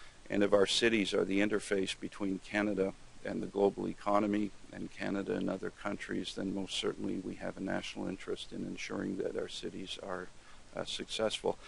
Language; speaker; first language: English; native; English